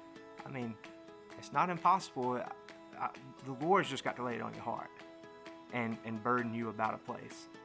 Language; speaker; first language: English; native; English